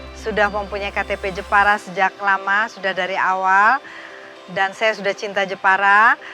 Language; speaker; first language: Indonesian; native; Indonesian